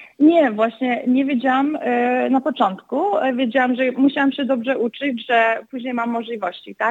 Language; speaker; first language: Polish; early bilingual, other home language; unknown